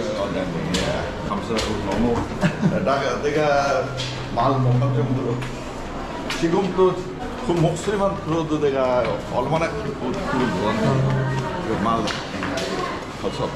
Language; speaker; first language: Korean; non-native, learner; Bangla